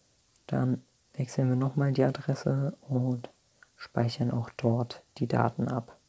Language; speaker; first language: German; native; German